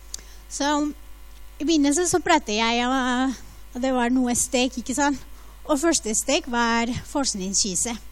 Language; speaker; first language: Norwegian; non-native, fluent; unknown